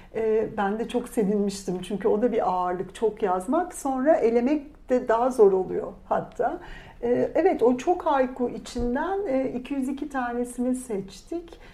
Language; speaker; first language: Turkish; native; Turkish